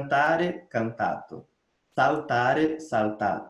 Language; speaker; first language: Italian; non-native, fluent; Portuguese